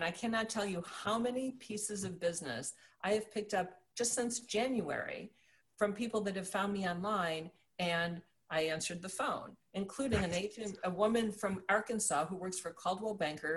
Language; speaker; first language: English; native; English